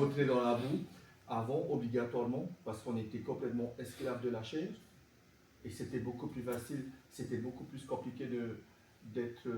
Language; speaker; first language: French; native; French